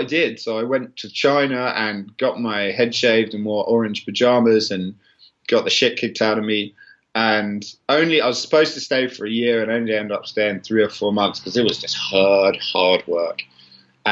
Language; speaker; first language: English; native; English